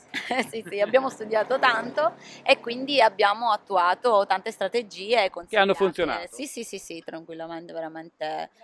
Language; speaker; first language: Italian; native; Italian